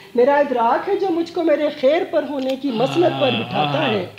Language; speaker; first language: Urdu; native; Urdu